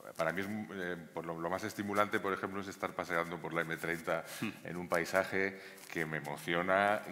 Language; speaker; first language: Spanish; native; Spanish